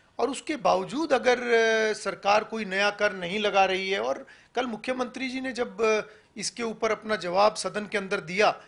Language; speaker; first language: Hindi; native; Hindi